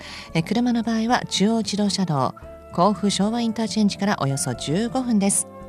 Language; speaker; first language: Japanese; native; Japanese